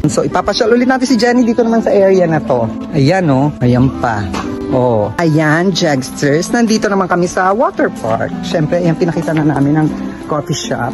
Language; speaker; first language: Filipino; native; Filipino